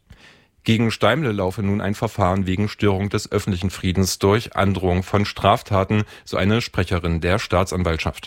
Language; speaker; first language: German; native; German